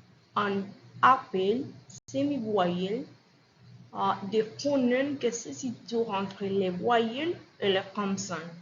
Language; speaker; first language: French; non-native, learner; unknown